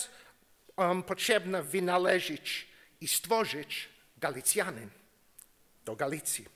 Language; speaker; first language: Polish; non-native, learner; English